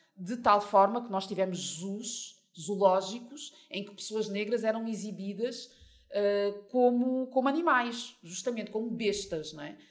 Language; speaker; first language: Portuguese; native; Portuguese